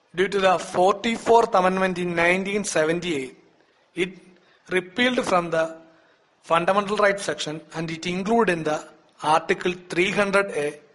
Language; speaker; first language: English; non-native, local second language; Malayalam